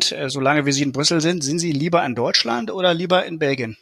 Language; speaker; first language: German; native; German